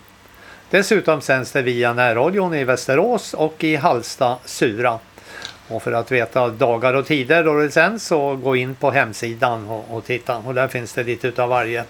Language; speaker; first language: Swedish; native; Swedish